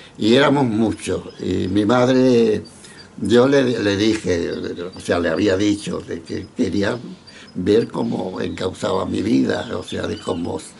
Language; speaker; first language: Spanish; native; Spanish